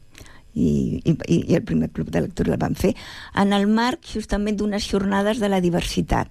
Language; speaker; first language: Catalan; native; Catalan